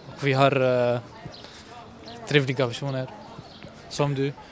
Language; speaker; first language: Swedish; non-native, learner; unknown